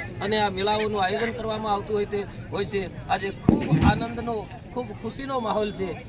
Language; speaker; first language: Gujarati; non-native, local second language; Bhili